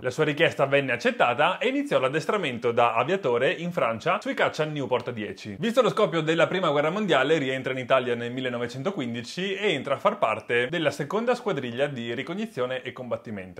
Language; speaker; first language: Italian; native; Italian